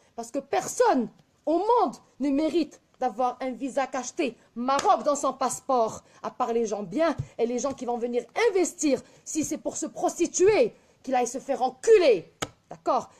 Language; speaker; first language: French; non-native, local second language; Arabic